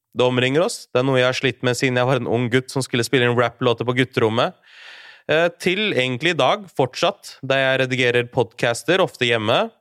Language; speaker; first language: Norwegian; native; Norwegian